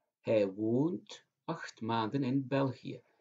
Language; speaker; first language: Dutch; non-native, fluent; Turkish